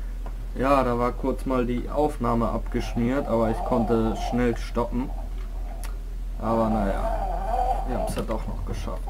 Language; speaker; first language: German; native; German